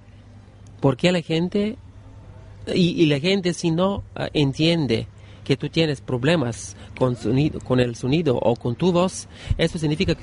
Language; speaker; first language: Spanish; non-native, learner; Bulgarian